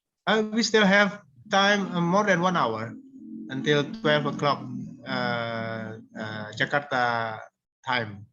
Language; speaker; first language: English; non-native, fluent; Indonesian